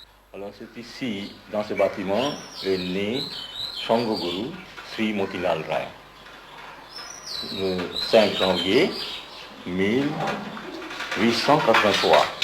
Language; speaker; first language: French; non-native, fluent; Bangla